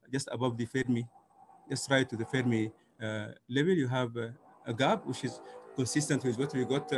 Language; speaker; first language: English; non-native, fluent; Arabic